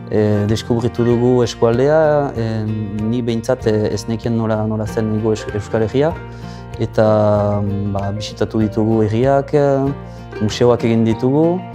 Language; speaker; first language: Basque; non-native, local second language; French